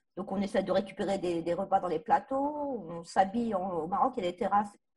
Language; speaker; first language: French; native; French